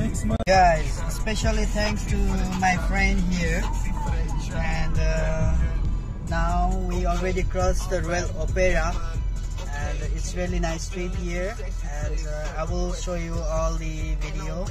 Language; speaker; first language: English; non-native, fluent; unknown